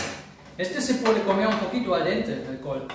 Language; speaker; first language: Spanish; non-native, fluent; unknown